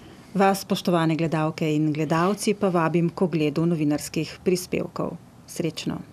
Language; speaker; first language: Slovenian; native; Slovenian